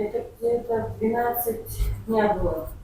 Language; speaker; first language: Russian; non-native, local second language; Kyrgyz